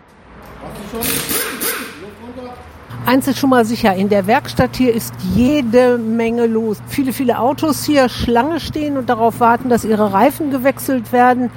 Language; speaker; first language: German; native; German